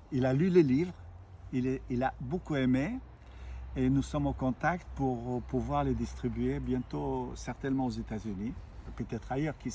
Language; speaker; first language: French; native; French